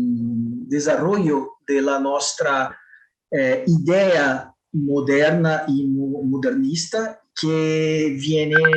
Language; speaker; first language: Spanish; non-native, fluent; Portuguese